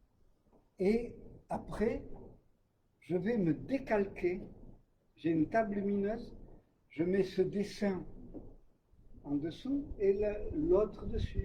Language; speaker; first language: French; native; French